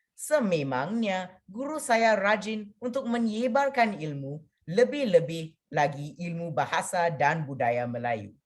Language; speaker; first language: Malay; non-native, local second language; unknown